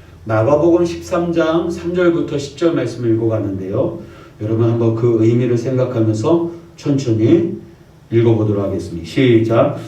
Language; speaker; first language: Korean; native; Korean